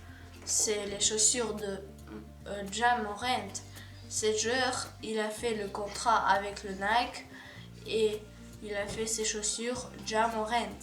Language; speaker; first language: French; non-native, learner; Ukrainian